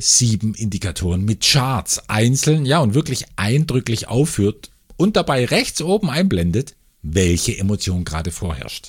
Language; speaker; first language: German; native; German